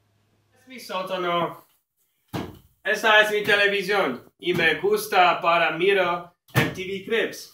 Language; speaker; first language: Spanish; non-native, learner; English